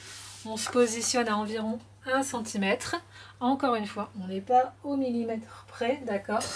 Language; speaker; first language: French; native; French